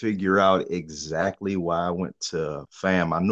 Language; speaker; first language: English; native; English